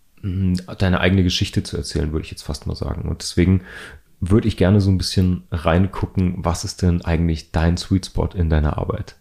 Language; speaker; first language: German; native; German